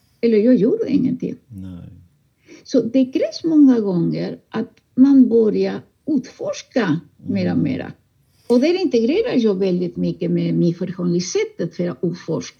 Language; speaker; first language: Swedish; non-native, fluent; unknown